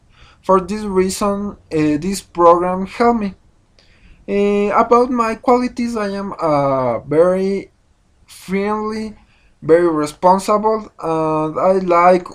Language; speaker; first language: English; non-native, learner; Spanish